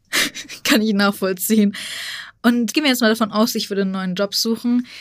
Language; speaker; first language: German; native; German